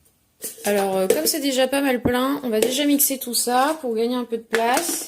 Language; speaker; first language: French; native; French